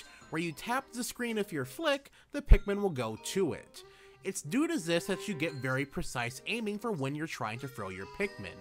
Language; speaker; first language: English; native; English